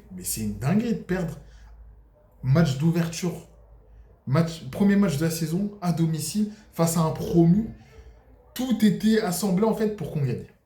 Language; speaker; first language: French; native; French